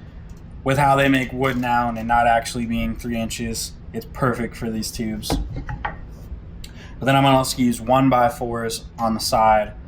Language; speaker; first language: English; native; English